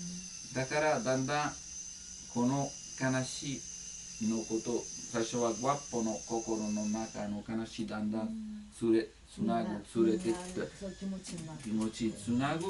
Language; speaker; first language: Japanese; non-native, learner; Italian